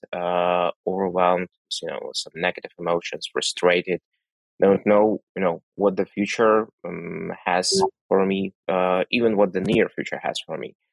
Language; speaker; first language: English; non-native, fluent; Russian